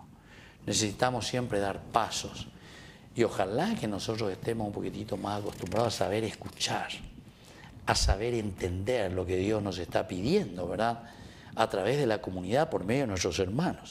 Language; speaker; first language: Spanish; native; Spanish